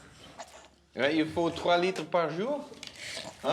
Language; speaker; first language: French; non-native, fluent; Dutch